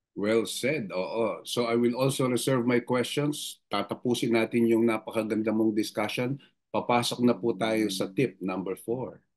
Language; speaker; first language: Filipino; native; Filipino